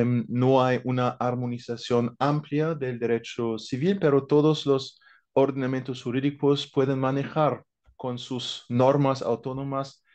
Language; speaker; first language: Spanish; non-native, fluent; German